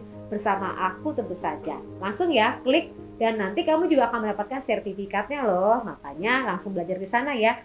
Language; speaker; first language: Indonesian; native; Indonesian